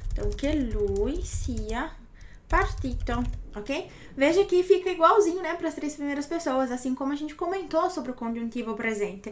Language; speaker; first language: Portuguese; native; Portuguese